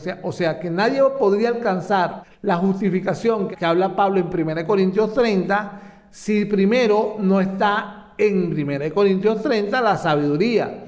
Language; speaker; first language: Spanish; native; Spanish